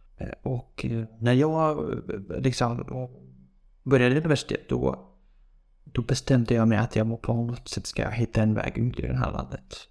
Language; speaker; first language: Swedish; non-native, fluent; Kurdish